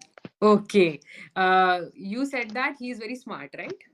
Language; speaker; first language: English; non-native, local second language; Hindi